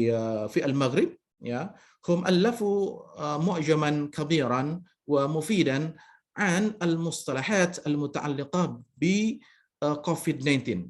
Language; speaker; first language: Arabic; non-native, fluent; Indonesian